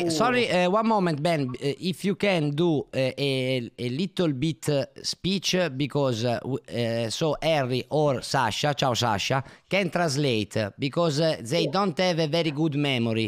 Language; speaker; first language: English; non-native, learner; Italian